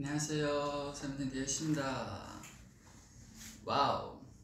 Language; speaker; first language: Korean; non-native, fluent; Chinese